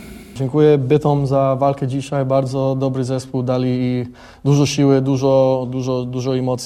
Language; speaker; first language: Polish; early bilingual, heritage; English